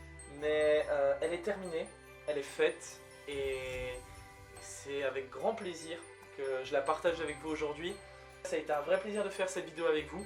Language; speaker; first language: French; native; French